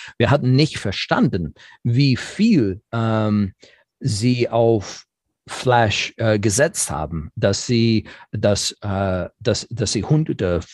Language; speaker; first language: German; non-native, fluent; English